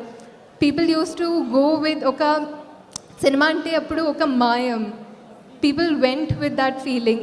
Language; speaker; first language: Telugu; non-native, local second language; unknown